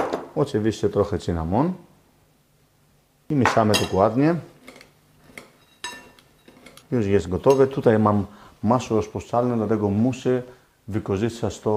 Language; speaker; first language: Polish; non-native, learner; Greek